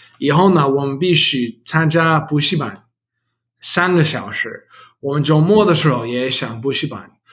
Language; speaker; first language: Chinese; non-native, learner; English